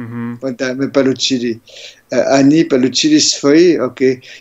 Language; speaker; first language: Russian; non-native, learner; French